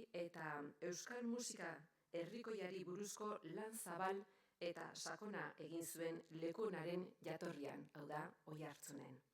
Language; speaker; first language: Basque; native; Basque